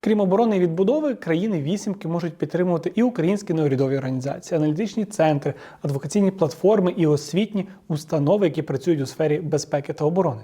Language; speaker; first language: Ukrainian; native; Ukrainian